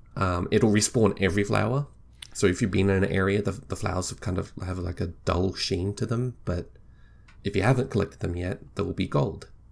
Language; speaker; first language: English; native; English